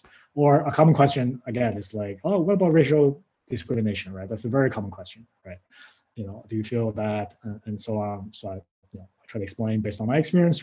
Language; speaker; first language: English; non-native, fluent; Chinese